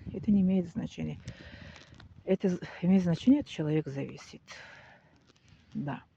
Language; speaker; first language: Russian; non-native, local second language; Tajik